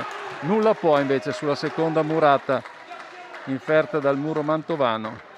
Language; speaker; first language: Italian; native; Italian